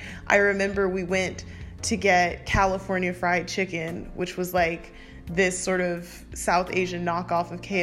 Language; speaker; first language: English; native; English